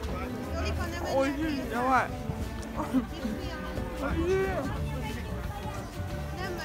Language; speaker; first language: Japanese; non-native, fluent; Hungarian